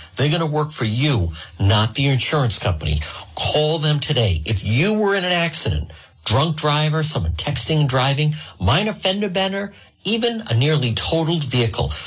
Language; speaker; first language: English; native; English